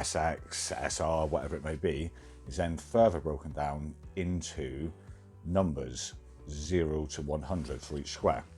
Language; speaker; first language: English; native; English